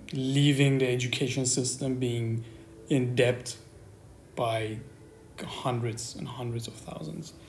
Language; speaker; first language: English; non-native, fluent; Persian